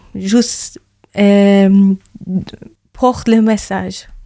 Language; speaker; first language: French; non-native, learner; Persian